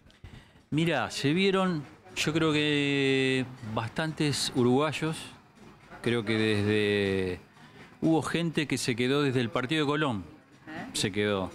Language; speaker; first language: Spanish; native; Spanish